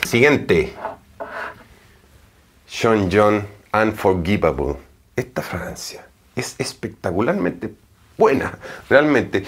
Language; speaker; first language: Spanish; native; Spanish